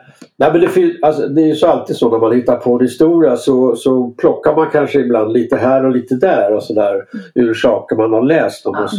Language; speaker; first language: Swedish; native; Swedish